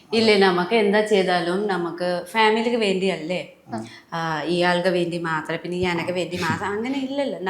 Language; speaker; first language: Malayalam; non-native, learner; Nepali